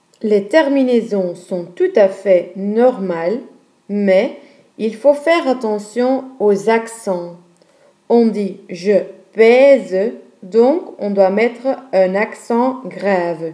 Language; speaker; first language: French; non-native, fluent; Dutch